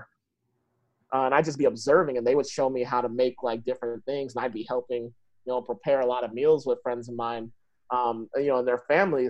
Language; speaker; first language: English; native; English